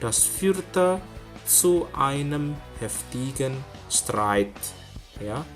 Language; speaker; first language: German; non-native, fluent; Indonesian